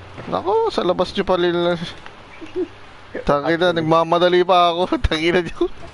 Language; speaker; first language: Filipino; native; Filipino